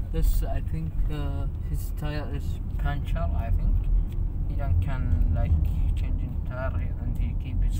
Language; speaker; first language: English; non-native, learner; Arabic